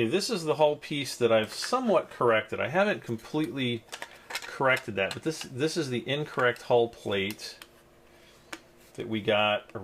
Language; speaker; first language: English; native; English